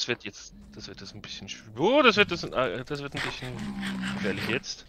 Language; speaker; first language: German; native; German